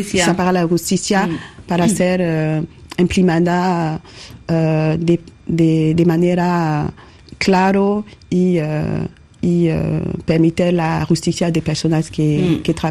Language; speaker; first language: Spanish; non-native, learner; French